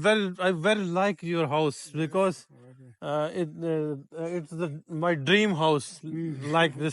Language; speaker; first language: English; non-native, learner; Punjabi